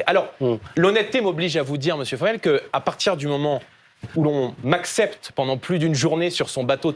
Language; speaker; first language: French; native; French